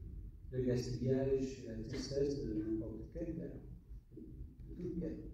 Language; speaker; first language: French; non-native, fluent; English